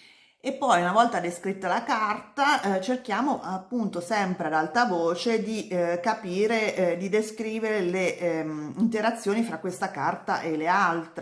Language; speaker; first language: Italian; native; Italian